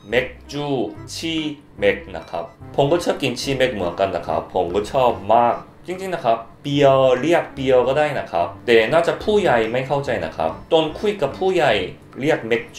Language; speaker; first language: Thai; non-native, fluent; Korean